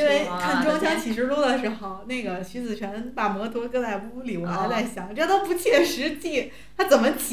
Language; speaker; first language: Chinese; native; Chinese